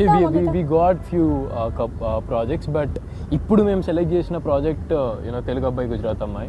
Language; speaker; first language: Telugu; native; Telugu